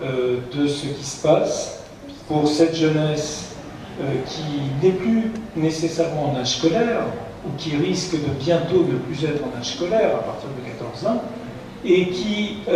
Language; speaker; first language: French; native; French